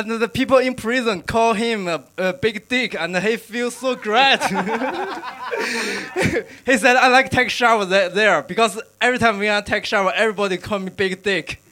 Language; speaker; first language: English; non-native, learner; Chinese